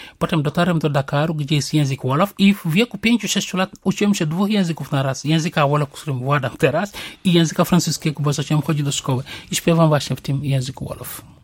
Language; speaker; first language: Polish; non-native, fluent; Serer